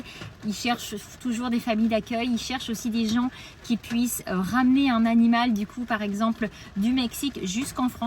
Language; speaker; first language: French; native; French